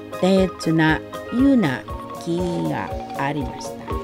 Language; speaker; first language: Japanese; non-native, fluent; Indonesian